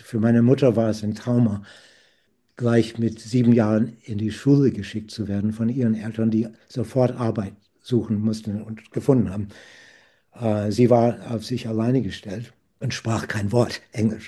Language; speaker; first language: German; non-native, fluent; English